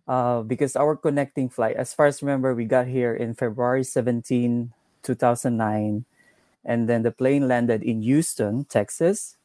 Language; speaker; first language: English; non-native, local second language; Cebuano